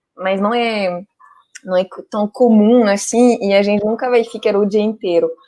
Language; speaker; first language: Portuguese; non-native, fluent; French